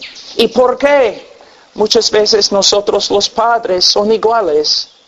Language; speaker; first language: Spanish; non-native, fluent; English